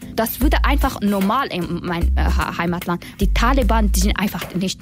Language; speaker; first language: German; non-native, learner; Persian